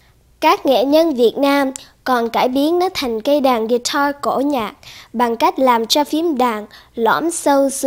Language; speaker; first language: Vietnamese; early bilingual, heritage; Vietnamese